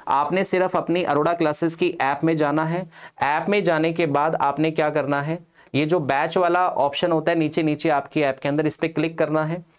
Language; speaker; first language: Hindi; non-native, local second language; Punjabi